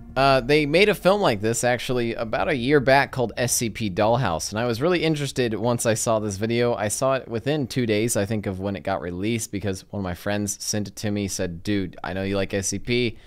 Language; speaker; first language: English; native; English